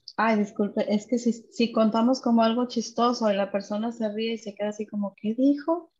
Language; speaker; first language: Spanish; native; Spanish